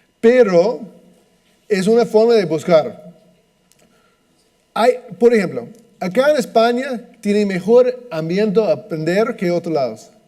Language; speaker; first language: Spanish; non-native, fluent; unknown